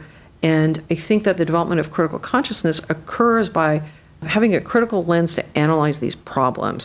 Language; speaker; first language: English; native; English